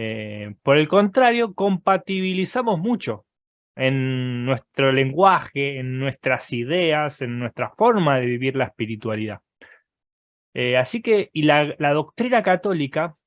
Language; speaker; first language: Spanish; native; Spanish